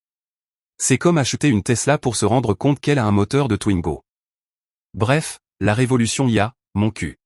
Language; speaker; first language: French; native; French